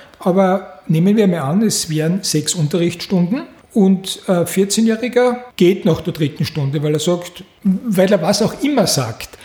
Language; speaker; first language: German; native; German